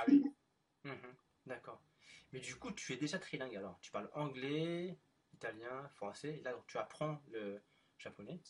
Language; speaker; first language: French; non-native, fluent; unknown